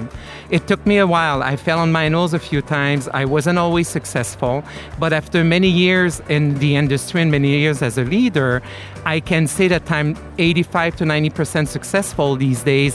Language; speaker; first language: English; non-native, fluent; French